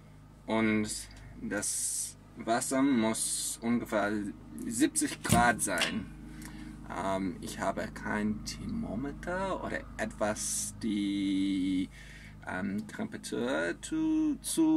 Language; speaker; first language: German; non-native, learner; English